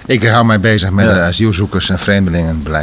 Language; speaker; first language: Dutch; native; Dutch